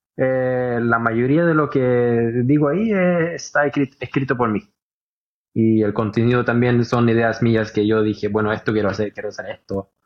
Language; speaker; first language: Spanish; early bilingual, heritage; Norwegian